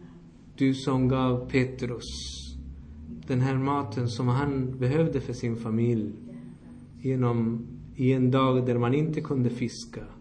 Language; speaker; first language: Swedish; non-native, fluent; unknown